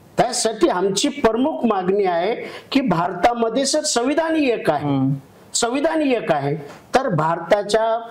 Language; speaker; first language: Marathi; non-native, local second language; Lambadi